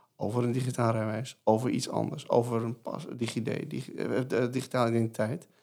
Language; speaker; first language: Dutch; non-native, fluent; Persian